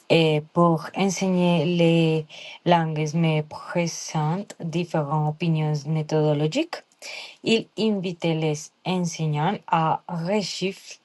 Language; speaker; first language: French; non-native, learner; Spanish